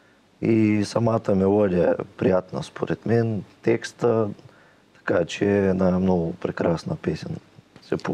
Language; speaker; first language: Bulgarian; native; Bulgarian